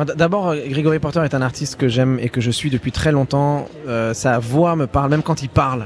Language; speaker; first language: French; early bilingual, other home language; Arabic